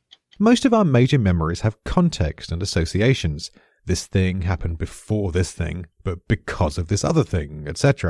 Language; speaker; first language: English; native; English